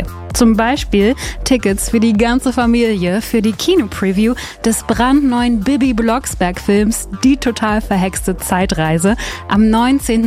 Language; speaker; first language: German; native; German